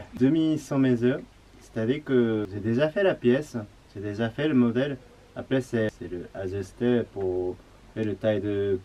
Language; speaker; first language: French; non-native, learner; Japanese